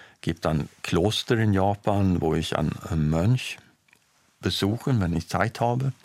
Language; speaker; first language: German; non-native, fluent; Swedish